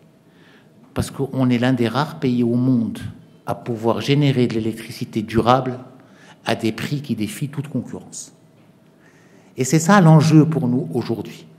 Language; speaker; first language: French; non-native, local second language; Arabic